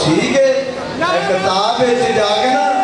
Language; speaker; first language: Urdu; non-native, local second language; Punjabi